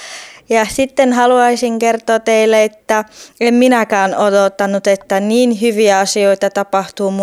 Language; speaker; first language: Finnish; non-native, fluent; Turkish